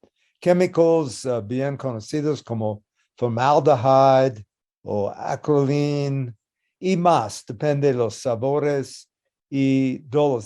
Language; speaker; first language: Spanish; non-native, learner; English